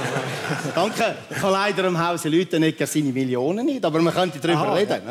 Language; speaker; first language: German; native; German